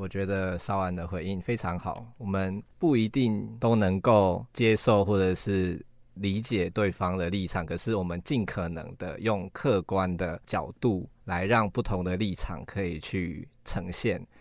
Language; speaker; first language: Chinese; native; Chinese